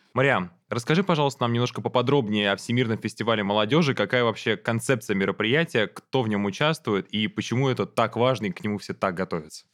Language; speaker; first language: Russian; native; Russian